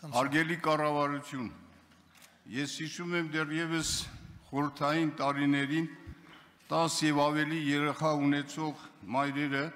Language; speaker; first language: Armenian; non-native, local second language; Kurdish